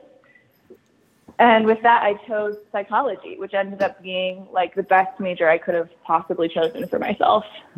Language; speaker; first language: English; native; English